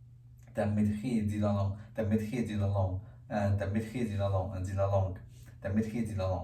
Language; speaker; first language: French; non-native, learner; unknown